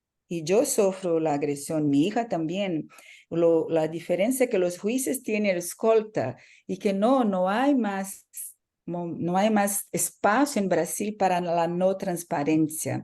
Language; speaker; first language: Spanish; non-native, fluent; Portuguese